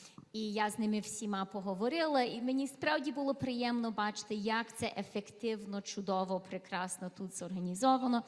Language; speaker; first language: Ukrainian; early bilingual, heritage; Ukrainian